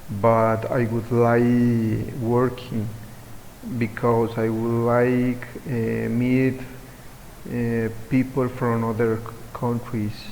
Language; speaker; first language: English; non-native, learner; Spanish